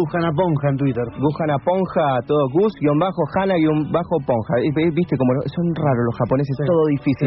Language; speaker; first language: Spanish; native; Spanish